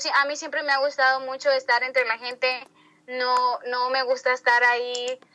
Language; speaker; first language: Spanish; native; Spanish